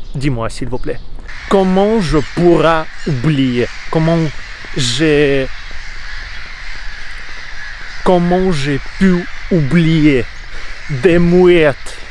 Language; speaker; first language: French; non-native, learner; Russian